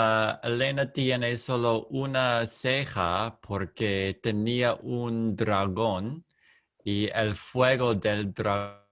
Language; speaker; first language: Spanish; non-native, learner; English